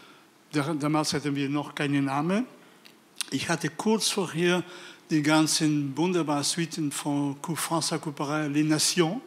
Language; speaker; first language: German; non-native, fluent; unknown